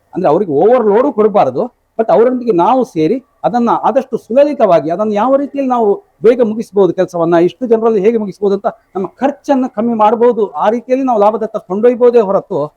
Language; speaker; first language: Kannada; non-native, local second language; Konkani